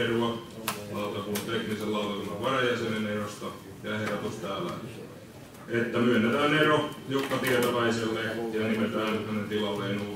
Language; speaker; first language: Finnish; native; Finnish